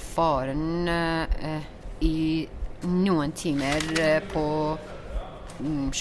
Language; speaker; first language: Norwegian; non-native, learner; Persian